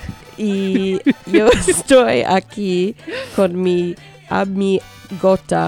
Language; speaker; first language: Spanish; early bilingual, heritage; Spanish